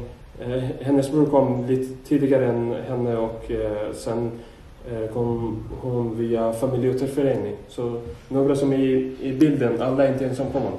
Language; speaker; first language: Swedish; non-native, fluent; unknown